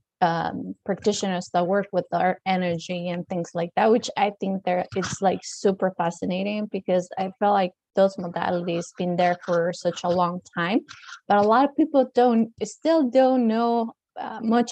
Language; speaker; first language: English; non-native, fluent; Spanish